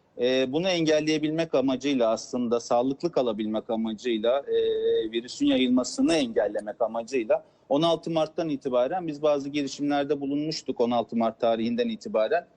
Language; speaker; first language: Turkish; native; Turkish